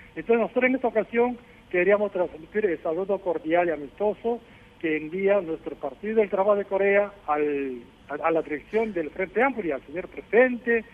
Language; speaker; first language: Spanish; non-native, fluent; Korean